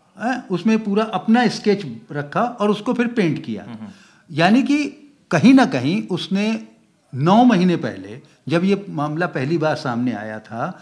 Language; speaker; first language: Hindi; native; Hindi